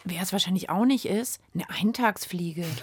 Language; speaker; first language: German; native; German